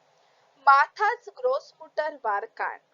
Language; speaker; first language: German; non-native, fluent; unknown